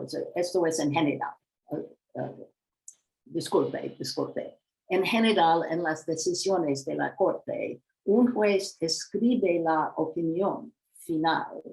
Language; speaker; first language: Spanish; non-native, learner; English